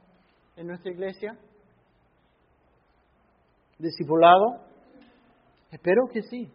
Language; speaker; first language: Spanish; non-native, fluent; English